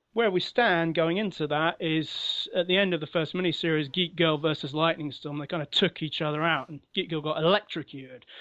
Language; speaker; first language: English; native; English